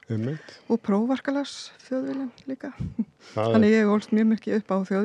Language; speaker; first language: Icelandic; native; Icelandic